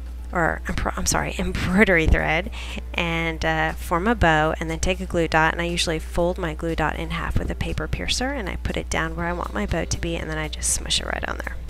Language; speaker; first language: English; native; English